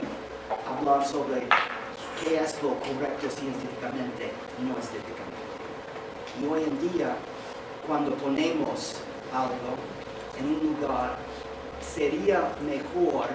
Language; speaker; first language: Spanish; non-native, fluent; English